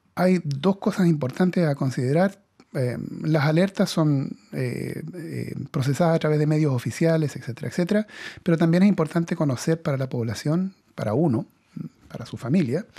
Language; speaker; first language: Spanish; native; Spanish